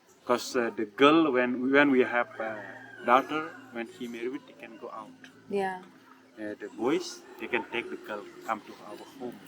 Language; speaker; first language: English; non-native, learner; Indonesian